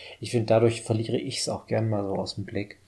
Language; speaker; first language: German; native; German